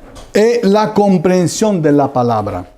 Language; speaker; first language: Spanish; non-native, fluent; Italian